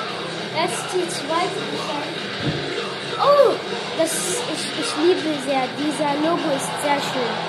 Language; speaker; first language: German; non-native, learner; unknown